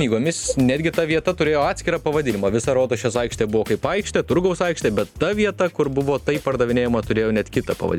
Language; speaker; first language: Lithuanian; native; Lithuanian